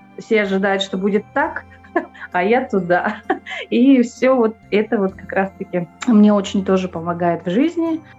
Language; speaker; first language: Russian; non-native, local second language; Yakut